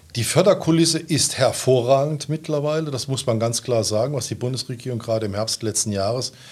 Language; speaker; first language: German; native; German